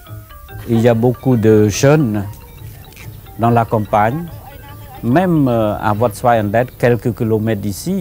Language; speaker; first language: French; non-native, fluent; Khmer